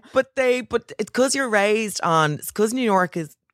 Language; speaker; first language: English; native; English